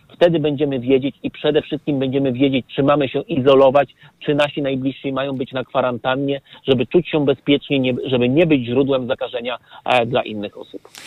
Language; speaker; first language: Polish; native; Polish